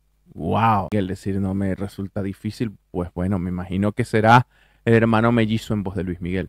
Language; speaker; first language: Spanish; native; Spanish